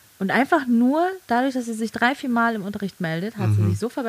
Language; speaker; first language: German; native; German